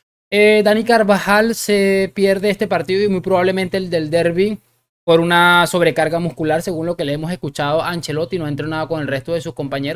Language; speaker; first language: Spanish; native; Spanish